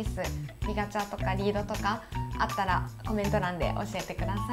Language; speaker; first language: Japanese; native; Japanese